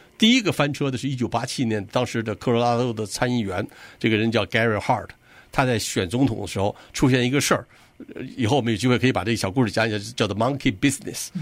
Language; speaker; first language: Chinese; native; Chinese